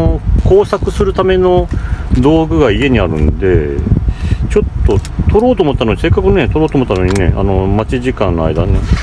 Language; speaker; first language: Japanese; native; Japanese